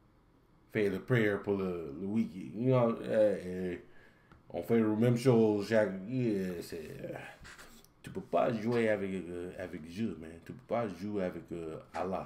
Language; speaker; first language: French; non-native, learner; English